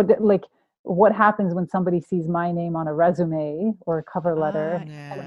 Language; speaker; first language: English; non-native, fluent; Persian